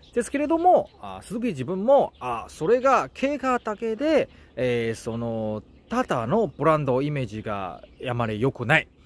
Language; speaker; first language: Japanese; non-native, learner; Chinese